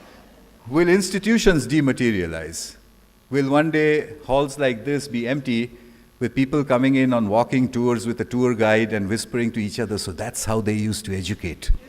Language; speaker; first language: English; non-native, local second language; Bangla